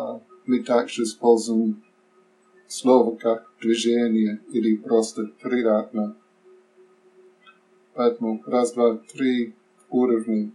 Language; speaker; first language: Russian; non-native, learner; English